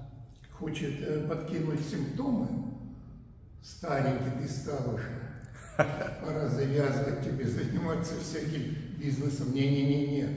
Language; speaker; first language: Russian; native; Russian